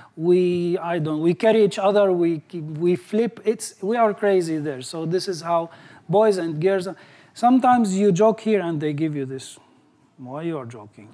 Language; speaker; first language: English; non-native, fluent; Arabic